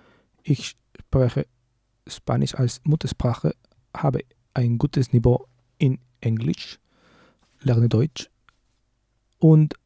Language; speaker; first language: German; non-native, learner; Spanish